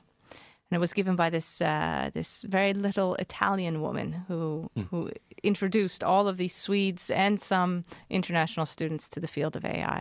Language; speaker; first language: English; native; English